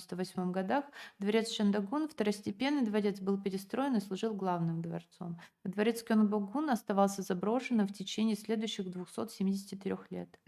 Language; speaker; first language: Russian; native; Russian